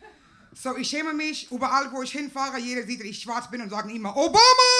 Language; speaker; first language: German; non-native, fluent; English